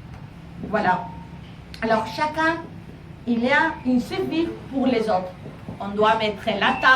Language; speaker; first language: French; non-native, learner; Spanish